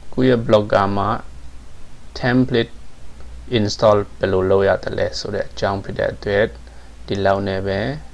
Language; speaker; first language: Burmese; non-native, local second language; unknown